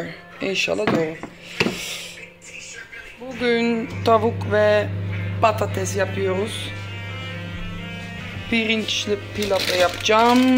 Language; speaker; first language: Turkish; non-native, learner; Dutch